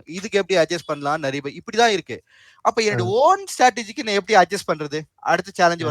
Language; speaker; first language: Tamil; native; Tamil